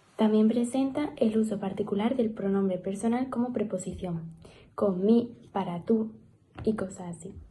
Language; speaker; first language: Spanish; native; Spanish